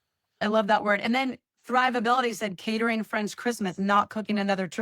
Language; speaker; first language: English; native; English